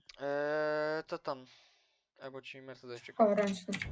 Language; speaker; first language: Polish; native; Polish